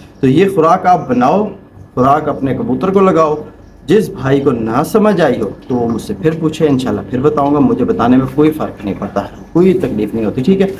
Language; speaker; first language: Urdu; non-native, local second language; Punjabi